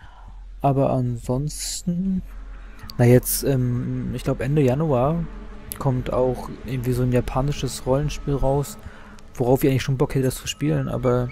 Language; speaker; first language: German; native; German